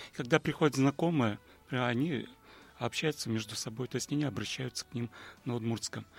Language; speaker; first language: Russian; non-native, local second language; Udmurt